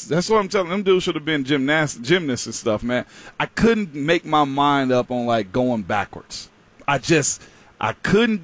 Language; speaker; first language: English; native; English